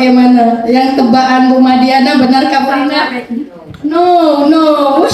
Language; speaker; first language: Indonesian; native; Indonesian